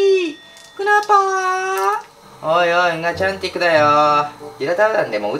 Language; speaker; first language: Indonesian; non-native, fluent; Japanese